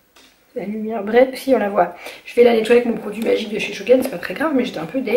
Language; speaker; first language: French; native; French